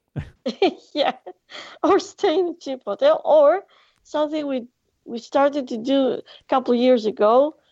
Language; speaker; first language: English; non-native, fluent; Greek